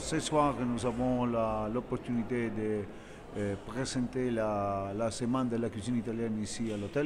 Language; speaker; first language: French; non-native, fluent; Italian